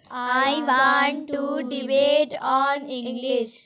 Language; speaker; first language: English; non-native, learner; Hindi